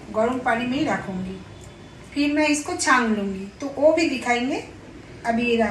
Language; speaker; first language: Hindi; non-native, local second language; Bangla